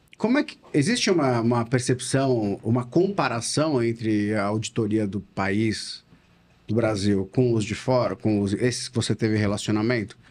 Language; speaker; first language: Portuguese; native; Portuguese